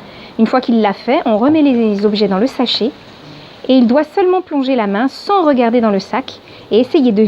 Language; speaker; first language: French; native; French